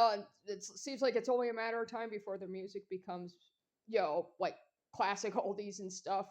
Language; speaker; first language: English; native; English